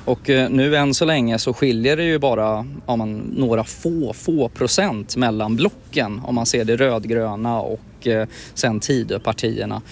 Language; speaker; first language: Swedish; native; Swedish